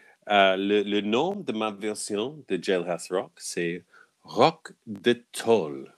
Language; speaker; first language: French; non-native, learner; English